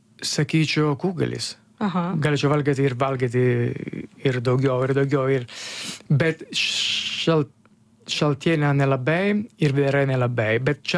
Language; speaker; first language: Lithuanian; non-native, learner; Italian